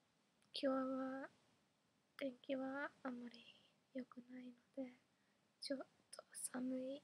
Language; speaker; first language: Japanese; non-native, learner; English